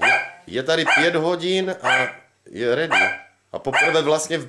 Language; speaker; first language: Czech; native; Czech